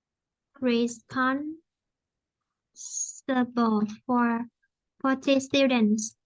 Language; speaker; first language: English; non-native, fluent; Vietnamese